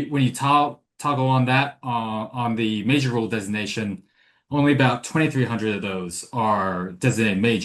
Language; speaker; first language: English; native; English